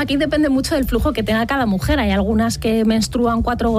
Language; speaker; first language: Spanish; native; Spanish